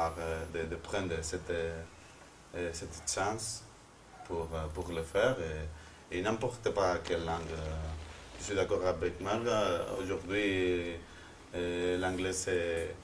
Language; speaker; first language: French; non-native, fluent; Spanish